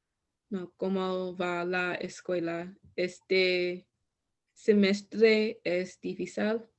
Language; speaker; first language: Spanish; non-native, learner; English